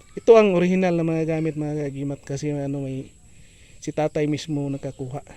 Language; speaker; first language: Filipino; non-native, local second language; Cebuano